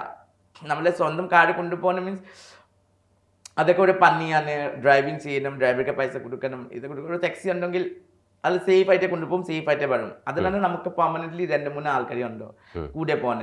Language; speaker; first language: Malayalam; non-native, learner; Assamese